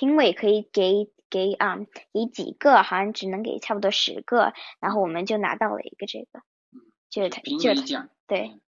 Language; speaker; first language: Chinese; early bilingual, heritage; Chinese